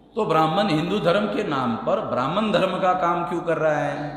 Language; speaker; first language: Hindi; non-native, local second language; Marathi